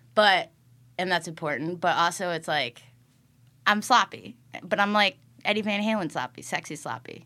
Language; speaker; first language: English; native; English